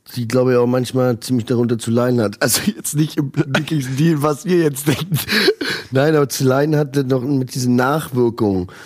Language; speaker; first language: German; early bilingual, heritage; Croatian